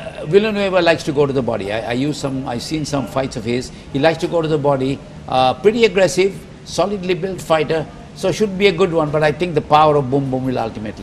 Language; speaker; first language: English; non-native, local second language; Filipino